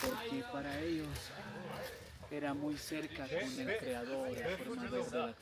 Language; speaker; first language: Spanish; non-native, local second language; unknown